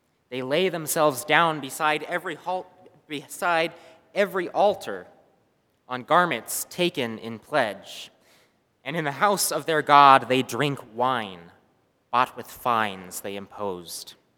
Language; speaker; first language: English; native; English